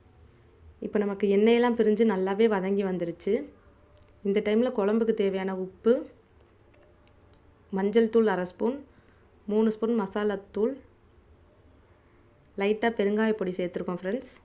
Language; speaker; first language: Tamil; native; Tamil